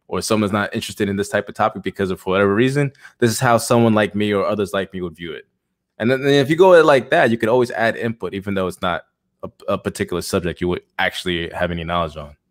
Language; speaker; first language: English; native; English